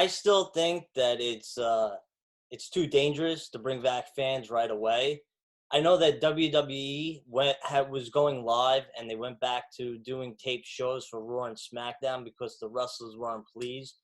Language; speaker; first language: English; native; English